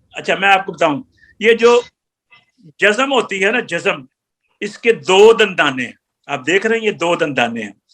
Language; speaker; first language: Urdu; non-native, local second language; Punjabi